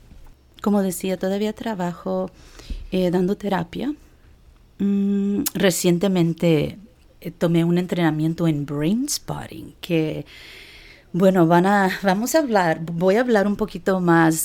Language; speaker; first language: Spanish; early bilingual, heritage; Spanish